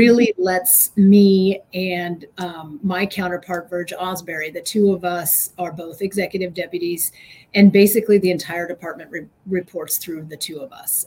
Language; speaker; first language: English; native; English